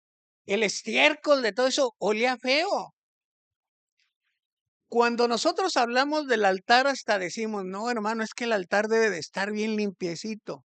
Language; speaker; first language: Spanish; native; Spanish